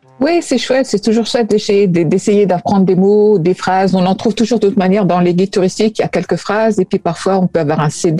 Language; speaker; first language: French; native; French